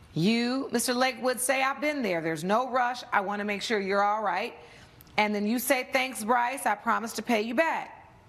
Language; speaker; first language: English; native; English